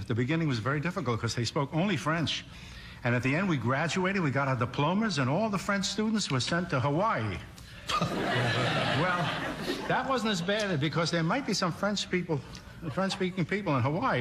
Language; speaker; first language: English; native; English